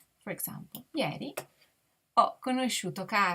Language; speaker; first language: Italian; non-native, fluent; English